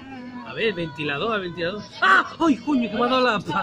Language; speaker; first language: Spanish; native; Spanish